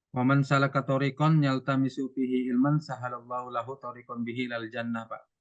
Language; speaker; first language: Indonesian; non-native, local second language; Javanese